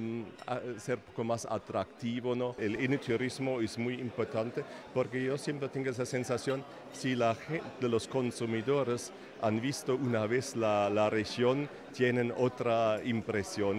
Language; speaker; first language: Spanish; non-native, fluent; German